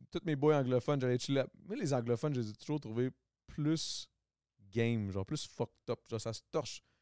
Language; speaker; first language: French; native; French